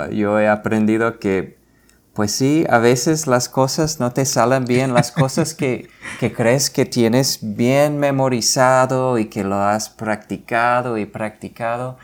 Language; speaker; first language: Spanish; non-native, fluent; English